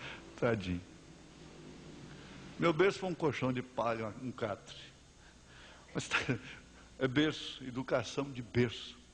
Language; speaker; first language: Portuguese; native; Portuguese